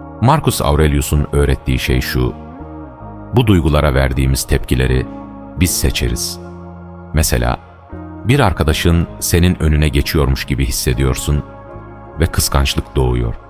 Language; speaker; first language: Turkish; native; Turkish